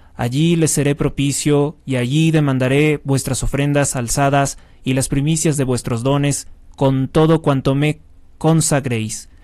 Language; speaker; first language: Spanish; native; Spanish